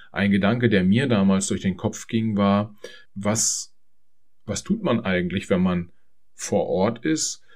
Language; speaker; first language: German; native; German